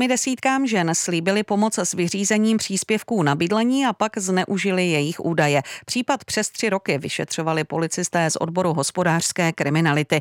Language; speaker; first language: Czech; native; Czech